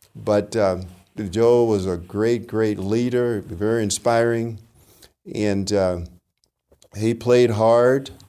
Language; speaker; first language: English; native; English